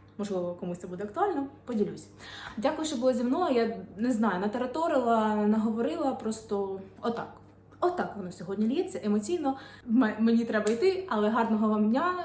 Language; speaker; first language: Ukrainian; non-native, local second language; Russian